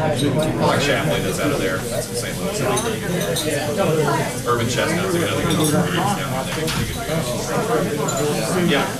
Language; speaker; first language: English; native; English